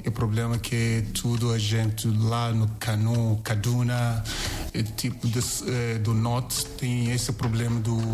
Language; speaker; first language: Portuguese; non-native, learner; Yoruba